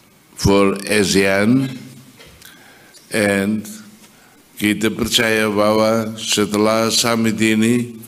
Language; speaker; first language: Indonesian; non-native, fluent; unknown